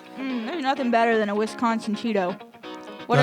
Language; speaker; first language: English; native; English